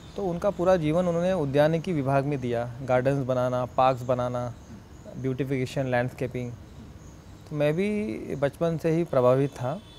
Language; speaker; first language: Hindi; non-native, local second language; Marathi